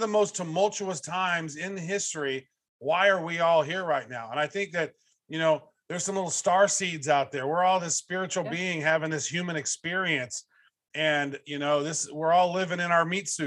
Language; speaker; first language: English; native; English